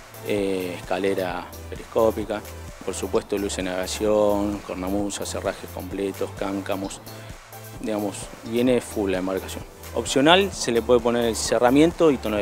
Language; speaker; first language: Spanish; native; Spanish